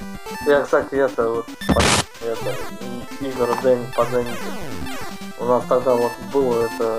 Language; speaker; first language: Russian; native; Russian